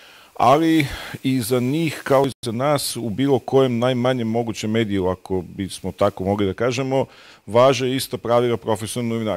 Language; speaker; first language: Bosnian; native; Bosnian